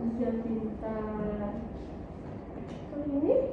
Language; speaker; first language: Indonesian; native; Indonesian